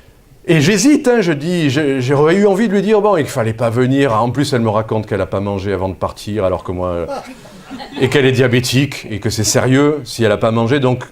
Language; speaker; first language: French; native; French